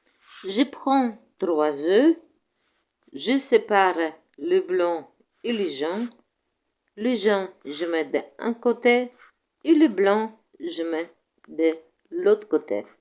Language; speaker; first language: French; non-native, fluent; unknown